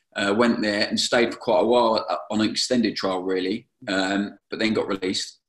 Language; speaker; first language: English; native; English